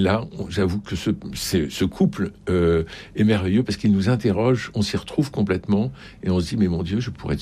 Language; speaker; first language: French; native; French